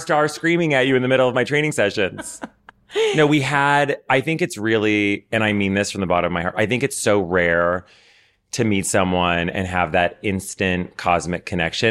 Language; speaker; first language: English; native; English